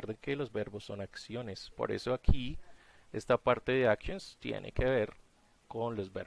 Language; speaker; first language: Spanish; native; Spanish